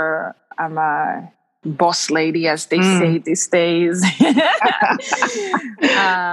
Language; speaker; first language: English; non-native, local second language; Kinyarwanda